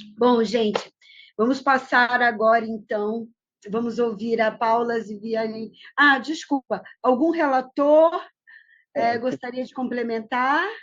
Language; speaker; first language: Portuguese; native; Portuguese